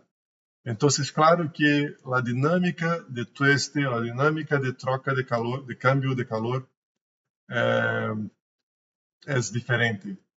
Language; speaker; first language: Spanish; non-native, learner; Portuguese